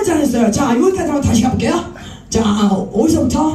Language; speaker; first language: Korean; native; Korean